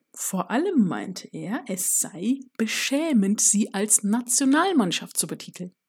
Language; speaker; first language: German; early bilingual, other home language; Turkish